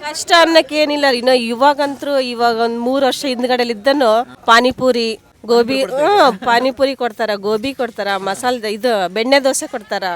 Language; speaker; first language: Kannada; native; Kannada